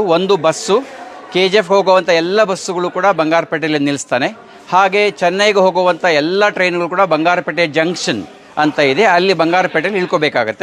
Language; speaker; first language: Kannada; native; Kannada